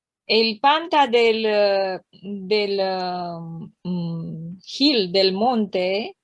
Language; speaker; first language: Spanish; non-native, learner; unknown